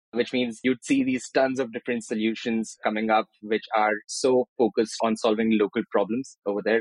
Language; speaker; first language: English; non-native, local second language; Telugu